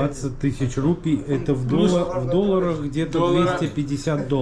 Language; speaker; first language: Russian; native; Russian